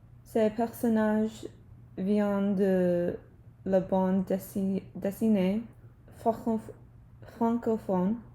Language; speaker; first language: French; non-native, learner; English